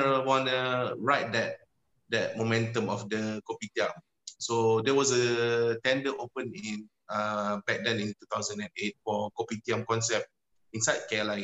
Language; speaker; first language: English; non-native, local second language; Malay